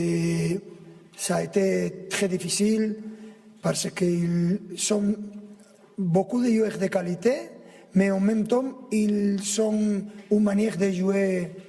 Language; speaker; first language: French; non-native, fluent; Spanish